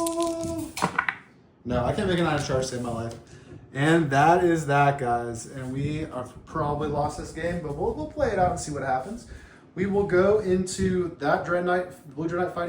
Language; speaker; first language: English; native; English